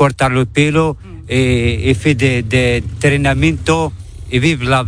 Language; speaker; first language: Spanish; non-native, learner; Arabic